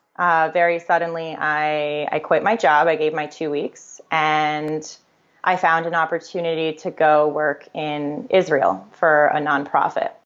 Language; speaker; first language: English; native; English